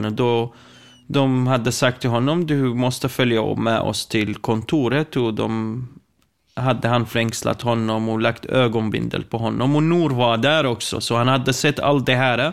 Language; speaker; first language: Swedish; non-native, fluent; Kurdish